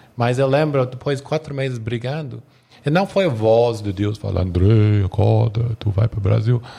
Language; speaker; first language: Portuguese; non-native, fluent; English